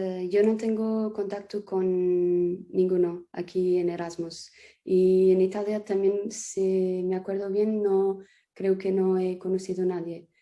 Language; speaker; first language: Spanish; non-native, fluent; Portuguese